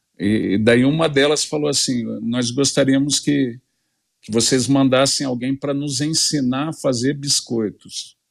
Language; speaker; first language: Portuguese; native; Portuguese